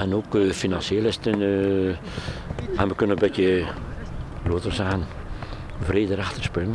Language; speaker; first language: Dutch; native; Dutch